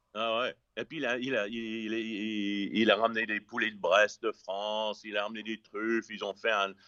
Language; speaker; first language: French; non-native, fluent; English